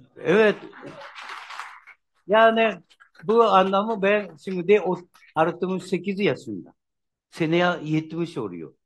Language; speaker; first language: Turkish; non-native, learner; Japanese